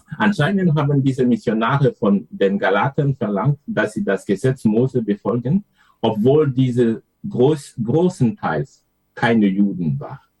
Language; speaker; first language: German; non-native, fluent; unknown